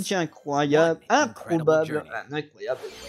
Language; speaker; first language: French; native; French